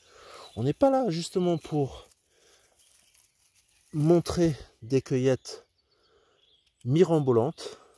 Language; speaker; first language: French; native; French